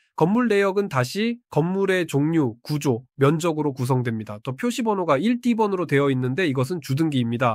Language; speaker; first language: Korean; native; Korean